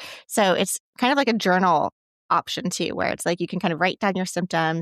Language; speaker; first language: English; native; English